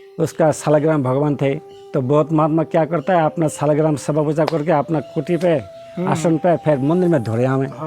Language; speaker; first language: Hindi; non-native, local second language; Bangla